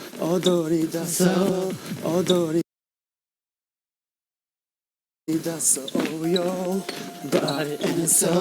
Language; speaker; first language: Japanese; native; Japanese